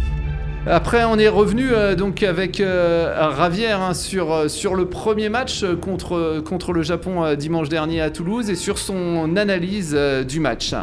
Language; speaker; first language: French; native; French